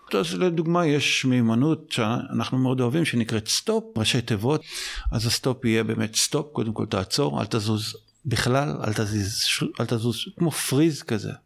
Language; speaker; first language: Hebrew; native; Hebrew